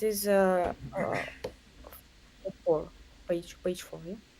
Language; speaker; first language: English; non-native, learner; Russian